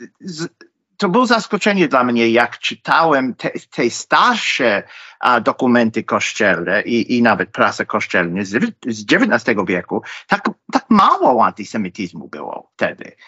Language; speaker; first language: Polish; non-native, fluent; English